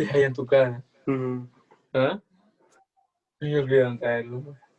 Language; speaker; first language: Spanish; native; Spanish